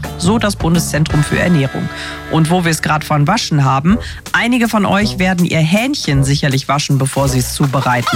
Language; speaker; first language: German; native; German